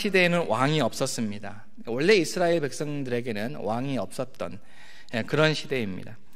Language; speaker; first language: Korean; native; Korean